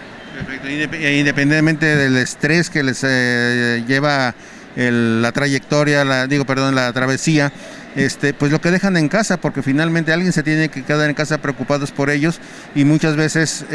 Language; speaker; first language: Spanish; native; Spanish